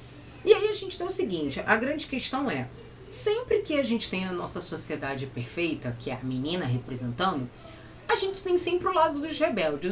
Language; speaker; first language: Portuguese; native; Portuguese